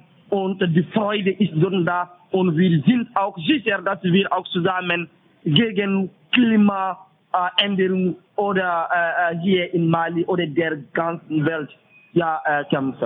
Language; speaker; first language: German; non-native, fluent; French